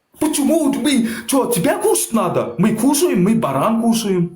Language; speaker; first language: Russian; non-native, learner; Turkmen